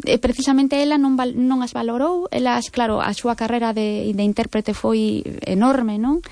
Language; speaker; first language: Galician; non-native, local second language; Spanish